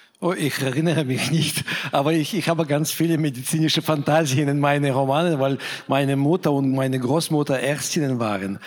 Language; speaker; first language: German; non-native, fluent; Russian